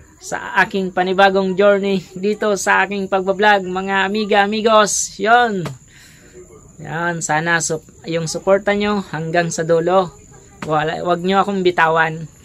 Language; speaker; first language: Filipino; non-native, local second language; Bikol